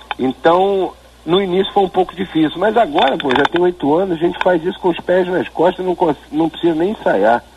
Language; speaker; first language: Portuguese; native; Portuguese